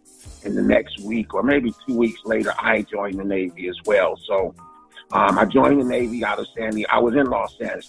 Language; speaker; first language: English; native; English